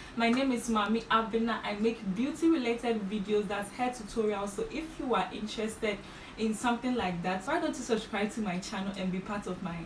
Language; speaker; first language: English; non-native, local second language; Akan